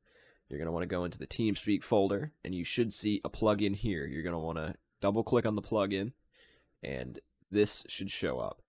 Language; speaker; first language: English; native; English